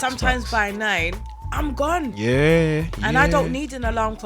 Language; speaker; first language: English; native; English